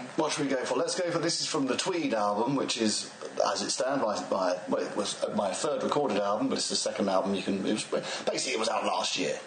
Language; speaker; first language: English; native; English